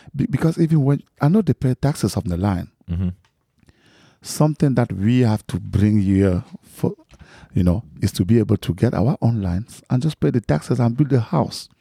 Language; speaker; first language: English; non-native, local second language; French